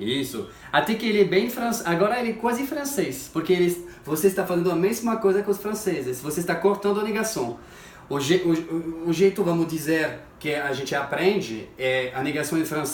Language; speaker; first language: Portuguese; non-native, fluent; French